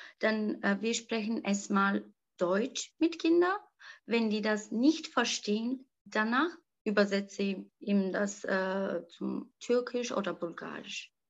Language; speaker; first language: German; non-native, learner; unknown